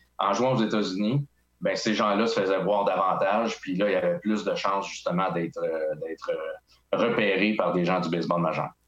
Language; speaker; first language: French; native; French